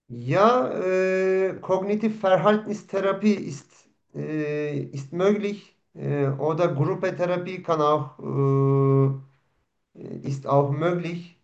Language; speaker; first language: German; non-native, fluent; Turkish